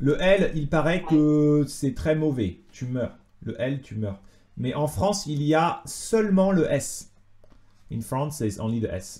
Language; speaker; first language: French; native; French